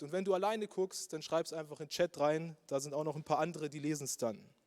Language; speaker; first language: German; native; German